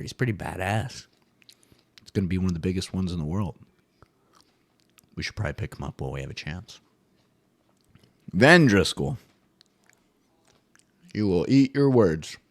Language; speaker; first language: English; native; English